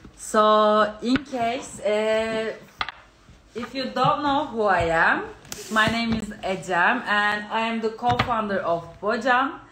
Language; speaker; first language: English; non-native, fluent; Turkish